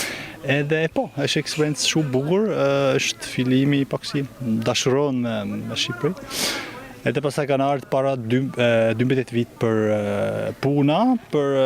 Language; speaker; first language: Albanian; non-native, learner; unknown